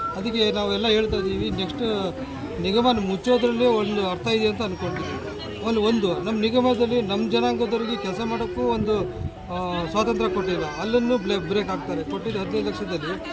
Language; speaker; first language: Kannada; non-native, local second language; Lambadi